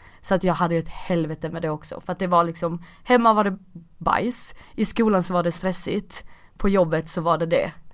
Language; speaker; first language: Swedish; early bilingual, other home language; Portuguese